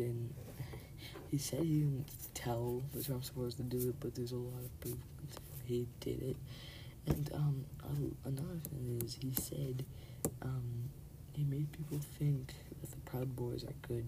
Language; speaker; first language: English; native; English